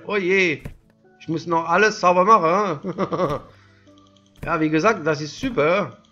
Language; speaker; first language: German; non-native, learner; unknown